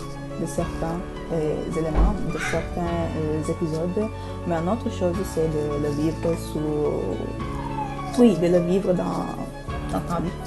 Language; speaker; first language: French; non-native, learner; Italian